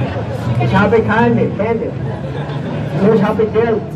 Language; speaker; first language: German; non-native, learner; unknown